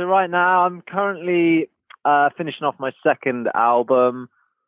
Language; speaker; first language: English; native; English